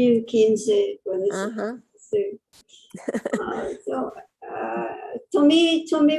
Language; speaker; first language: Spanish; early bilingual, heritage; English